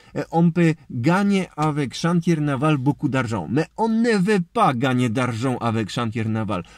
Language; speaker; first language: French; non-native, learner; Polish